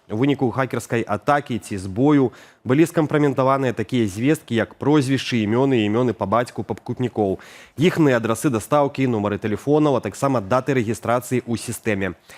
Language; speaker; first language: Belarusian; native; Belarusian